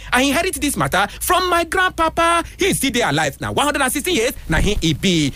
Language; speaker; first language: Nigerian Pidgin; native; Nigerian Pidgin